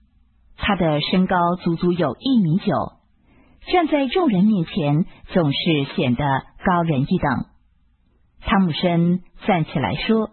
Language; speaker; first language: Chinese; native; Chinese